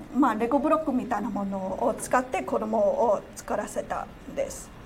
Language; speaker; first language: Japanese; non-native, fluent; Cantonese